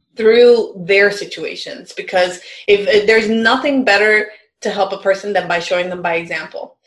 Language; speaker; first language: English; early bilingual, other home language; Spanish